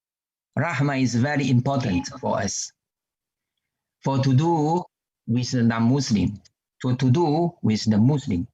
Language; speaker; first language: English; non-native, learner; Chinese